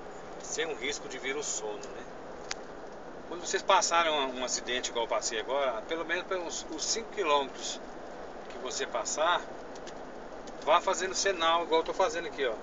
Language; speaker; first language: Portuguese; native; Portuguese